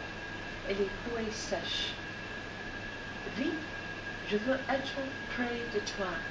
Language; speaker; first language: French; non-native, fluent; English